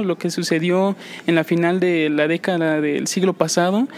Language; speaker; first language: Spanish; native; Spanish